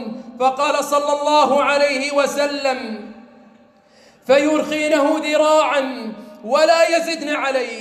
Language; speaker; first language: Arabic; native; Arabic